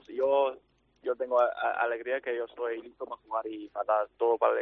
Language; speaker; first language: Spanish; non-native, fluent; English